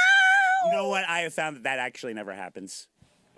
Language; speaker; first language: English; native; English